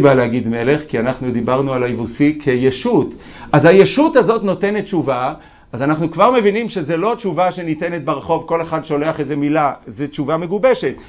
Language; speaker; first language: Hebrew; native; Hebrew